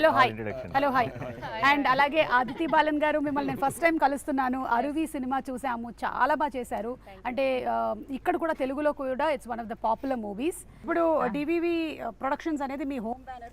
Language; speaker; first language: Telugu; native; Telugu